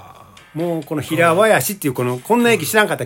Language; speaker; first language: Japanese; native; Japanese